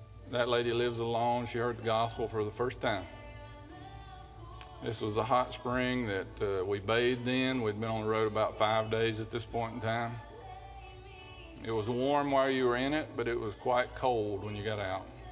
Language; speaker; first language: English; native; English